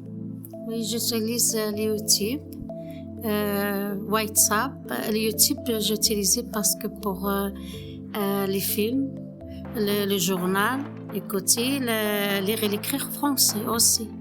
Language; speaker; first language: French; non-native, learner; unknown